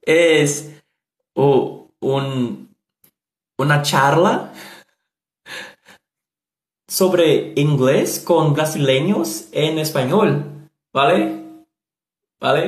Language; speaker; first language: Spanish; non-native, learner; Portuguese